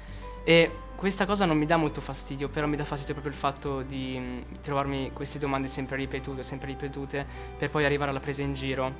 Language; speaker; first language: Italian; early bilingual, other home language; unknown